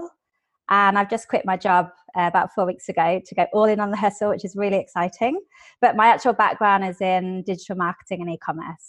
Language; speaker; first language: English; native; English